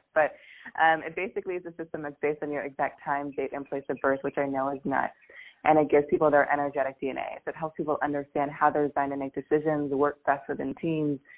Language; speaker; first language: English; native; English